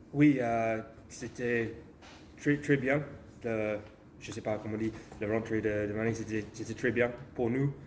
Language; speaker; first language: French; non-native, learner; English